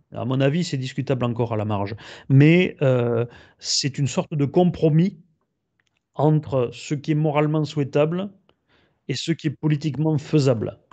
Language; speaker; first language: French; native; French